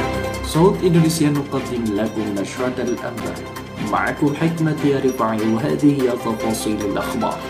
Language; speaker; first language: Arabic; non-native, fluent; Indonesian